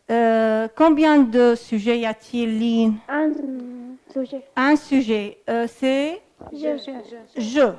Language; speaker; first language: French; non-native, fluent; Arabic